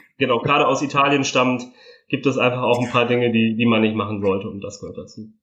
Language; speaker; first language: German; early bilingual, other home language; Italian